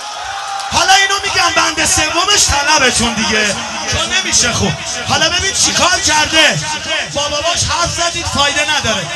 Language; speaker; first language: Persian; native; Persian